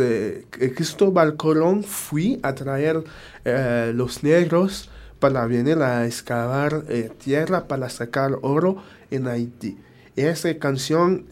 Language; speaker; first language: Spanish; non-native, fluent; Haitian Creole